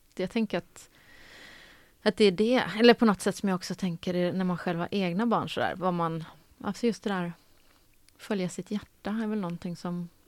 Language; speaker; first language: Swedish; native; Swedish